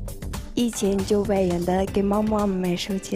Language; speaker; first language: Chinese; non-native, local second language; Mongolian